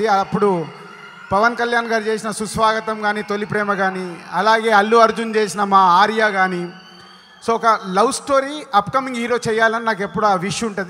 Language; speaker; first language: Telugu; native; Telugu